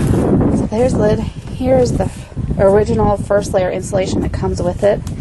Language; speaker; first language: English; native; English